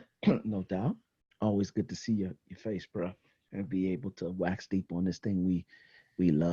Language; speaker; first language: English; native; English